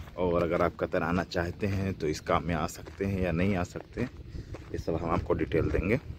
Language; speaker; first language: Hindi; native; Hindi